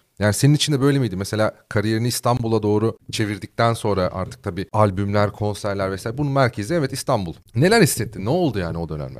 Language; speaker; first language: Turkish; native; Turkish